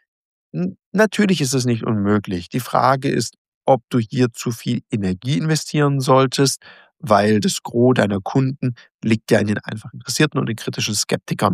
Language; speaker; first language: German; native; German